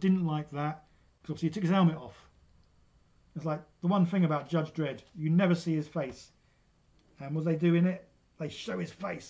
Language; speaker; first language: English; native; English